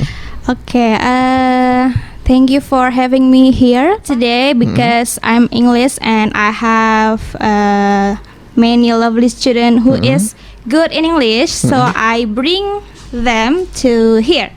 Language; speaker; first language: English; non-native, learner; Indonesian